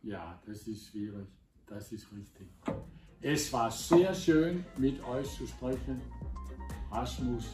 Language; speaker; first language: German; non-native, fluent; Danish